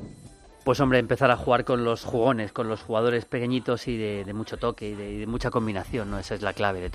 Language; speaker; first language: Spanish; native; Spanish